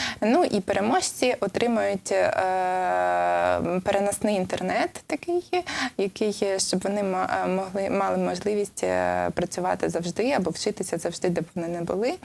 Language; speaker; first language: Ukrainian; native; Ukrainian